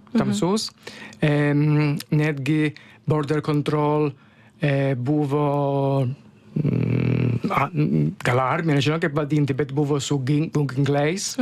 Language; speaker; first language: Lithuanian; non-native, fluent; Italian